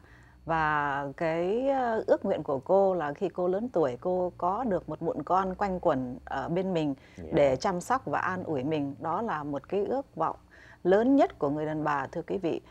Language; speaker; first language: Vietnamese; native; Vietnamese